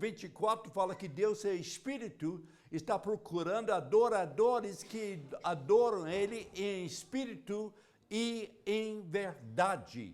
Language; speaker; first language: Portuguese; non-native, fluent; English